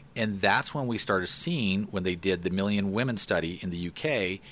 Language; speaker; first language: English; native; English